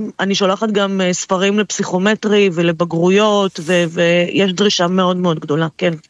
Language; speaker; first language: Hebrew; early bilingual, other home language; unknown